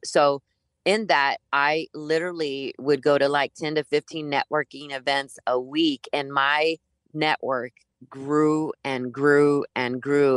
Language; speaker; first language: English; early bilingual, other home language; Spanish